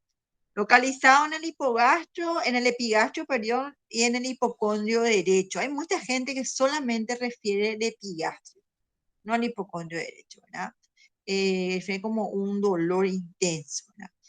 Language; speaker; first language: Spanish; native; Spanish